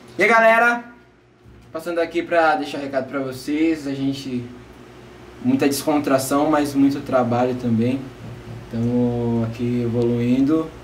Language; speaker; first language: Portuguese; native; Portuguese